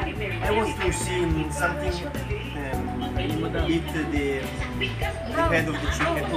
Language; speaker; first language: English; non-native, learner; Italian